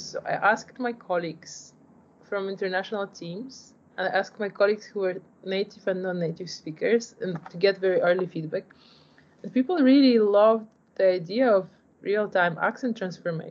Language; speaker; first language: English; non-native, fluent; Polish